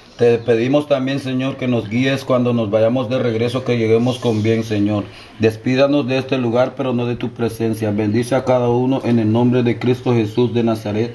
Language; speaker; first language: Spanish; non-native, local second language; English